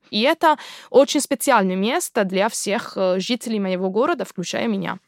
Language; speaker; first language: Russian; non-native, fluent; Italian